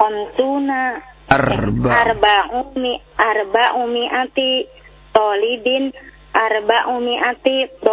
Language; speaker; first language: Arabic; non-native, learner; Indonesian